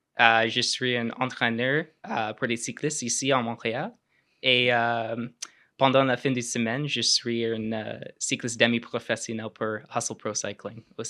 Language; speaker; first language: French; non-native, local second language; English